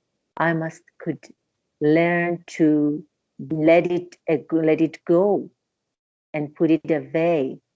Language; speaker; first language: English; non-native, learner; Persian